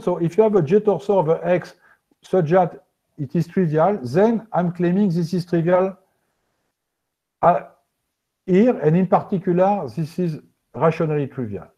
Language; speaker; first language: English; non-native, fluent; French